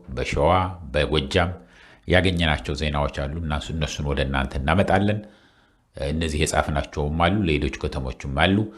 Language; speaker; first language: Amharic; non-native, local second language; Tigrinya